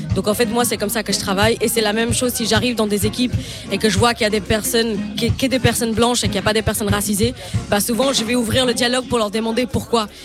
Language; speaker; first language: French; non-native, fluent; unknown